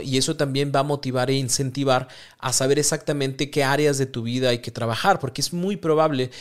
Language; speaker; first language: Spanish; native; Spanish